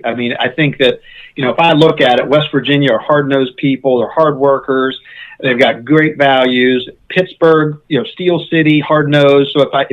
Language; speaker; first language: English; native; English